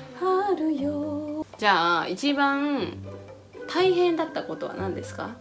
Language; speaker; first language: Japanese; native; Japanese